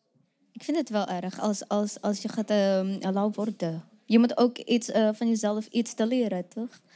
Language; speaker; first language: Dutch; non-native, learner; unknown